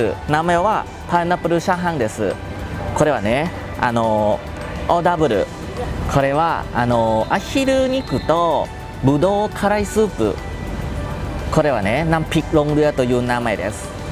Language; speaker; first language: Japanese; non-native, learner; Thai